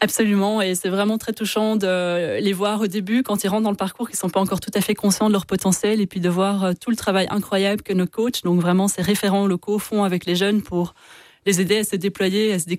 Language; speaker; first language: French; native; French